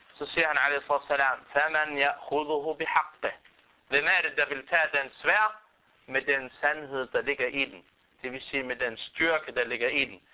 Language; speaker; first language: Danish; non-native, fluent; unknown